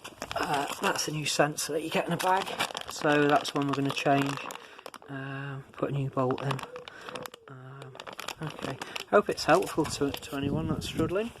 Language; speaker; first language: English; native; English